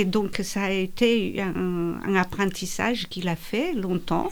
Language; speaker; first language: French; non-native, fluent; Portuguese